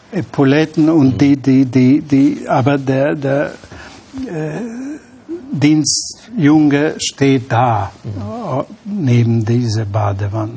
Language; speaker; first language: German; non-native, fluent; Hungarian